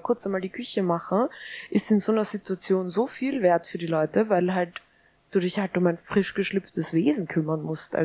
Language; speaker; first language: German; native; German